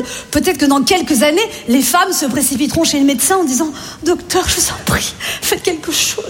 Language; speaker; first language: French; native; French